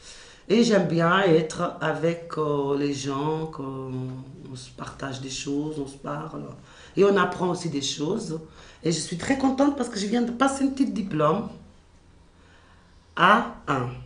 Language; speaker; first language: French; non-native, learner; Kabuverdianu